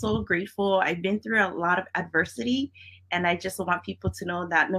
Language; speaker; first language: English; early bilingual, other home language; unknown